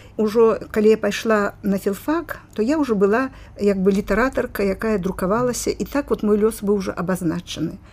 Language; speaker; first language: Belarusian; native; Belarusian